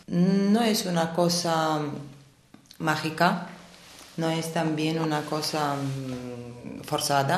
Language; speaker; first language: Spanish; non-native, fluent; Armenian